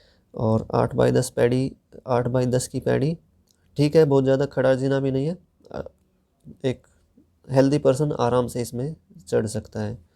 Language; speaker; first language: Hindi; native; Hindi